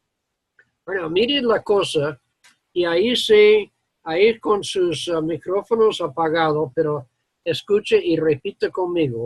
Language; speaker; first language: Spanish; non-native, learner; English